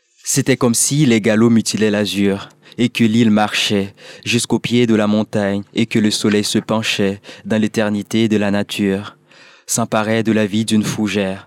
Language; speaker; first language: French; non-native, local second language; Haitian Creole